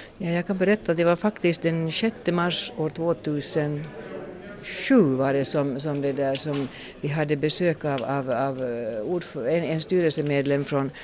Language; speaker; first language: Swedish; native; Swedish